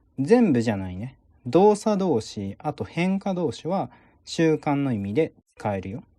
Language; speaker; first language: Japanese; native; Japanese